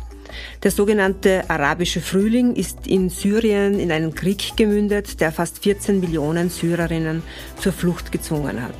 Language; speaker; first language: German; native; German